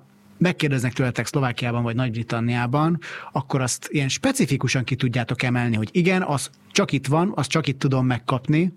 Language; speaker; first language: Hungarian; native; Hungarian